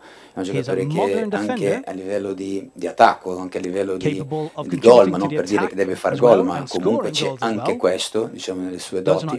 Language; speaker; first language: Italian; non-native, fluent; Portuguese